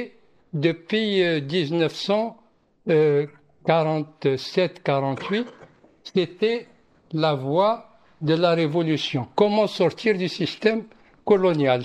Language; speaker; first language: French; non-native, local second language; Arabic